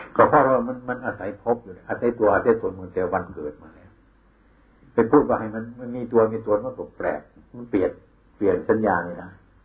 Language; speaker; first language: Thai; non-native, local second language; Northeastern Thai